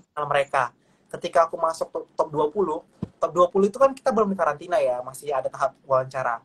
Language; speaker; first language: Indonesian; non-native, local second language; Malay